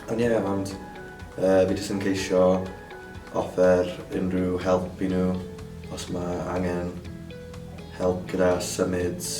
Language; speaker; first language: Welsh; non-native, local second language; English